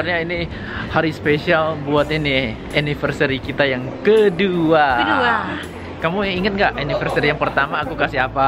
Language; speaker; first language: Indonesian; native; Indonesian